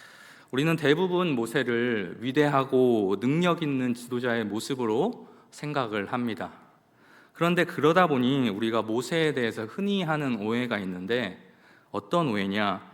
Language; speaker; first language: Korean; native; Korean